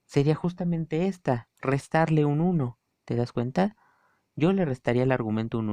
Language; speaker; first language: Spanish; native; Spanish